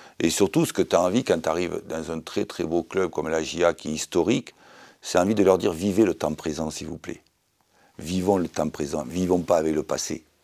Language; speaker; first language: French; native; French